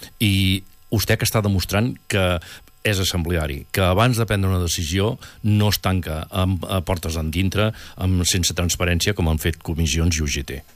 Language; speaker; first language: Catalan; native; Catalan